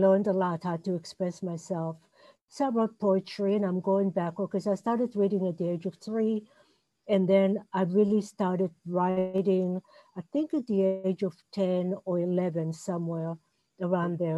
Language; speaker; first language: English; non-native, fluent; Hebrew